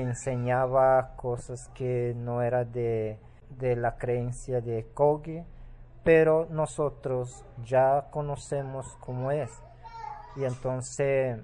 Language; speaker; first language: Spanish; non-native, local second language; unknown